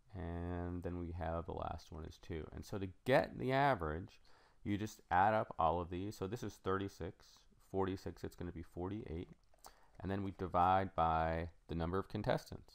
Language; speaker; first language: English; native; English